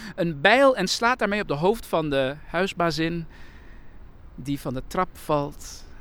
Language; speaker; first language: Dutch; early bilingual, other home language; Persian